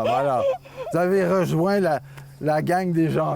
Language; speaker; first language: French; native; French